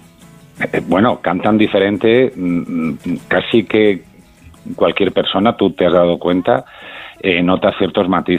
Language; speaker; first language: Spanish; native; Spanish